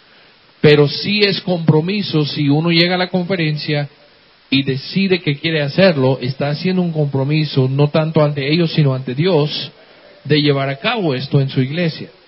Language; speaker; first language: Spanish; native; Spanish